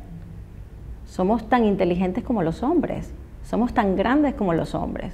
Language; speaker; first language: Spanish; native; Spanish